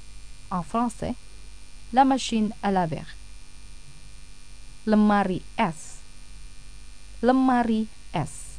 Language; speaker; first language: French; non-native, fluent; Indonesian